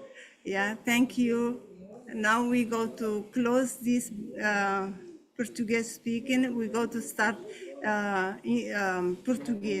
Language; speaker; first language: English; non-native, learner; Portuguese